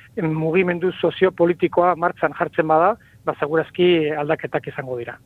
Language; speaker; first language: Basque; non-native, local second language; Spanish